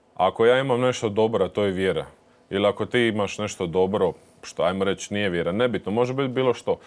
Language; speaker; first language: Croatian; native; Croatian